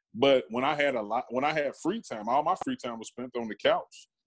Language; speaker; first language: English; native; English